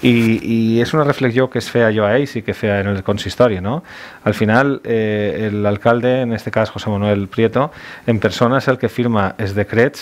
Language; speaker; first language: Catalan; native; Catalan